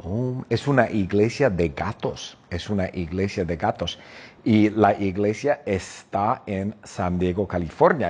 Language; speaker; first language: Spanish; non-native, fluent; English